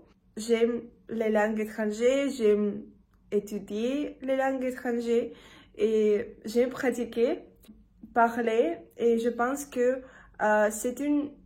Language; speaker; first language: French; non-native, learner; Russian